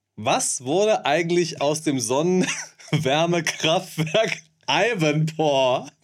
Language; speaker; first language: German; native; German